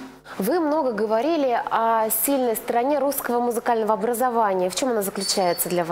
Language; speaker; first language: Russian; native; Russian